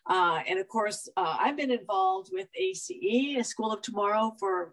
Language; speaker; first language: English; native; English